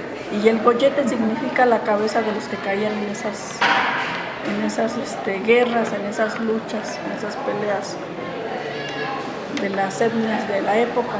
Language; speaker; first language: Spanish; native; Spanish